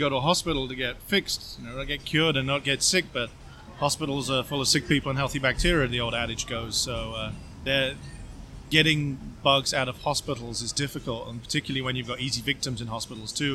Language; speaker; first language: English; native; English